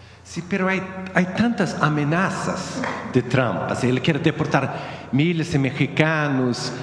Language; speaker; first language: Spanish; non-native, fluent; Swedish